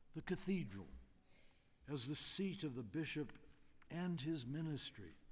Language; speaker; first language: English; native; English